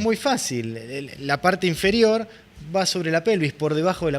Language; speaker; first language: Spanish; native; Spanish